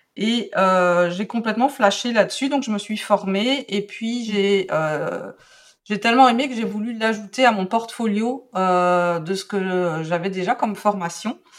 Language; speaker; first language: French; native; French